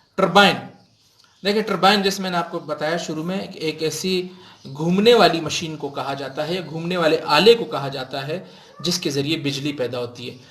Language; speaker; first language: Urdu; non-native, local second language; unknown